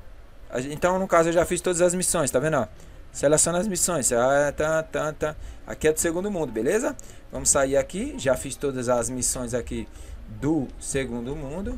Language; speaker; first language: Portuguese; native; Portuguese